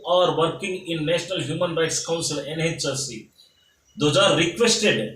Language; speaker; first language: English; non-native, local second language; Telugu